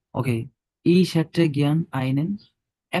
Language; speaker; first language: German; non-native, learner; Bangla